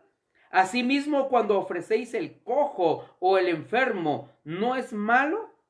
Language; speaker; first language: Spanish; native; Spanish